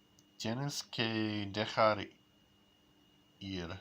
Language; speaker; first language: Spanish; non-native, learner; English